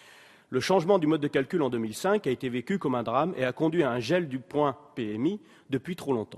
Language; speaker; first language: French; native; French